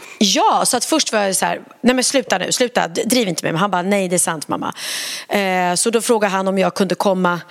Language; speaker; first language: Swedish; native; Swedish